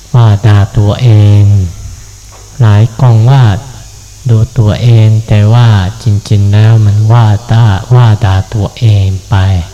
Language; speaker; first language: Thai; non-native, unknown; Japanese